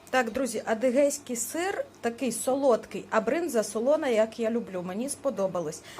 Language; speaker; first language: Ukrainian; native; Ukrainian